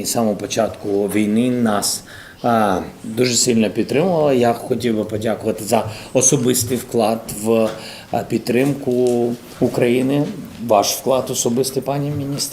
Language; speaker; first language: Ukrainian; non-native, local second language; Russian